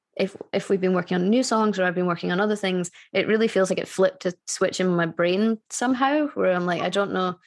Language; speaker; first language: English; native; English